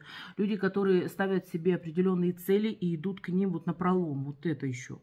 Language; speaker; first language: Russian; native; Russian